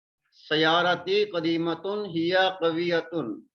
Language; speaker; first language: Arabic; non-native, fluent; Urdu